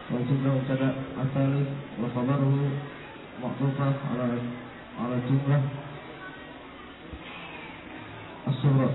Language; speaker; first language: Arabic; non-native, learner; Indonesian